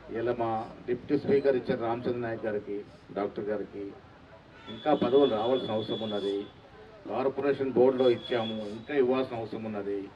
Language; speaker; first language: Telugu; native; Telugu